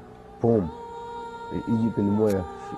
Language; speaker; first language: Arabic; non-native, learner; Turkish